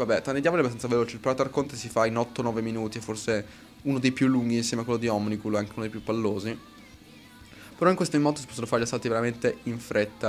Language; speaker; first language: Italian; native; Italian